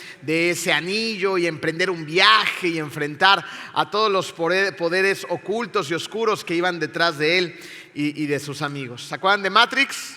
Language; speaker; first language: Spanish; native; Spanish